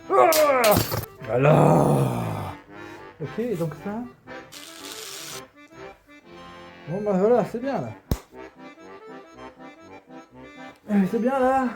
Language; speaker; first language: French; native; French